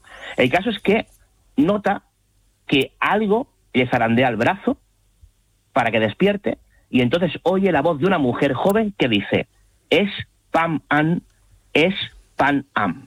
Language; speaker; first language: Spanish; native; Spanish